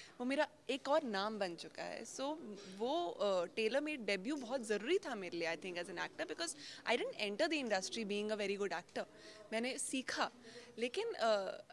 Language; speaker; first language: Hindi; native; Hindi